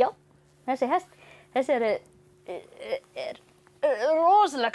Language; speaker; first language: Icelandic; non-native, learner; English